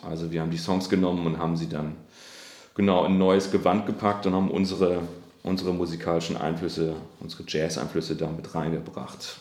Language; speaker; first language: German; native; German